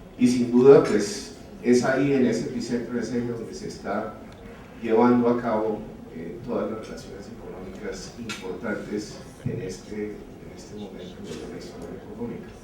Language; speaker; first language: Spanish; native; Spanish